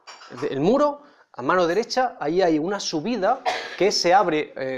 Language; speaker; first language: Spanish; native; Spanish